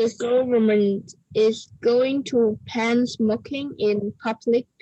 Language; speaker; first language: English; non-native, learner; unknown